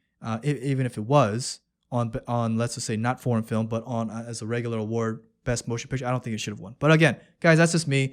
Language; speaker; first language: English; early bilingual, other home language; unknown